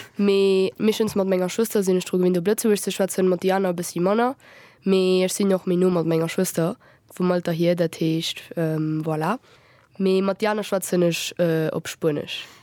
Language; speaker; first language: Luxembourgish; early bilingual, other home language; Spanish